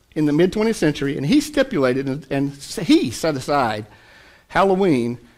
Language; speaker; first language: English; native; English